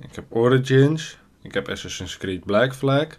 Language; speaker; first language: Dutch; native; Dutch